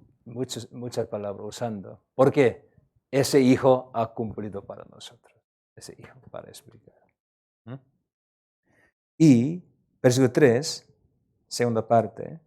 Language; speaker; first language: Spanish; non-native, learner; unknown